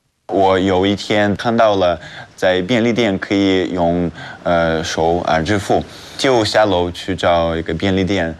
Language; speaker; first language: Chinese; non-native, fluent; Russian